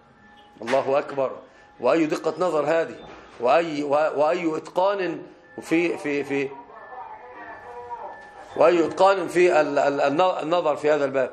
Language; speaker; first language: Arabic; native; Arabic